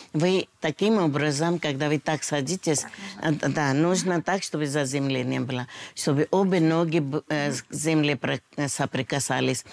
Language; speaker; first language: Russian; non-native, fluent; Hindi